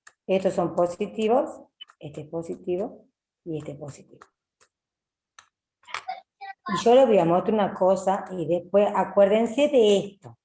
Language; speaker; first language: Spanish; native; Spanish